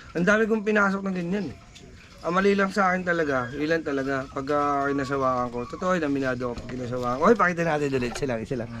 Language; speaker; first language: Filipino; non-native, local second language; Waray